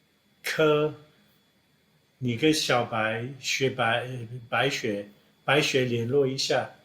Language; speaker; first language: Chinese; non-native, fluent; English